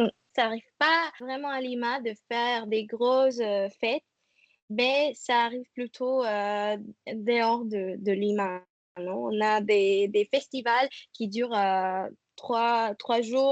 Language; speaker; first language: French; non-native, fluent; Spanish